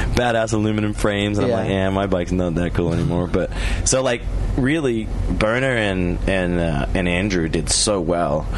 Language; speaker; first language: English; native; English